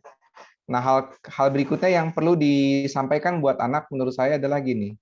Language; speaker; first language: Indonesian; native; Indonesian